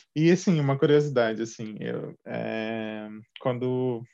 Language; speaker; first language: Portuguese; native; Portuguese